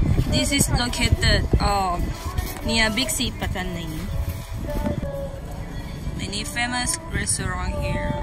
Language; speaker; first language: English; non-native, learner; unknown